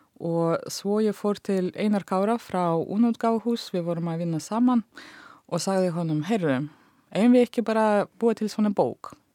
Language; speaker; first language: Icelandic; non-native, fluent; Russian